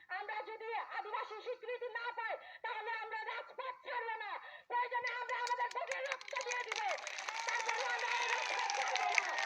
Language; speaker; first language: Bangla; non-native, local second language; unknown